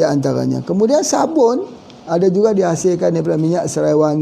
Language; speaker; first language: Malay; native; Malay